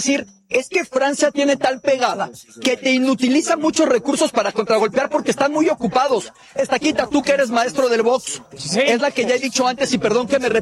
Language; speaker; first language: Spanish; native; Spanish